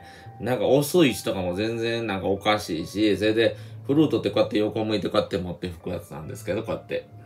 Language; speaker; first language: Japanese; native; Japanese